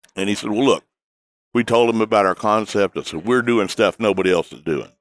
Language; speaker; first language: English; native; English